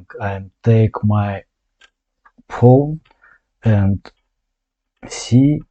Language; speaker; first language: English; non-native, learner; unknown